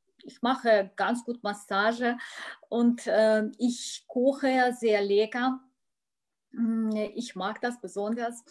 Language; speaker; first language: German; non-native, learner; Russian